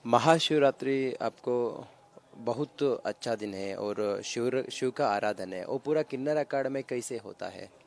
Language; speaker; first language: Hindi; non-native, local second language; Kannada